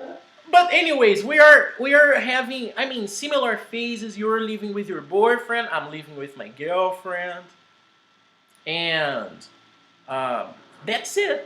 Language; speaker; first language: English; non-native, fluent; Portuguese